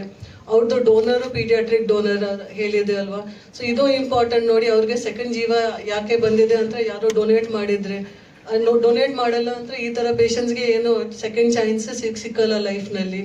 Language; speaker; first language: Kannada; non-native, local second language; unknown